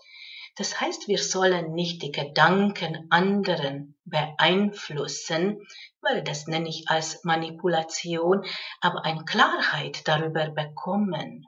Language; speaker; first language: German; non-native, fluent; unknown